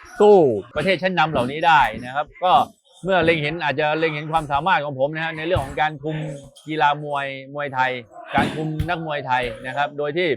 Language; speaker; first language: Thai; native; Thai